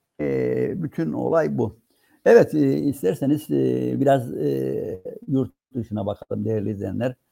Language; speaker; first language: Turkish; native; Turkish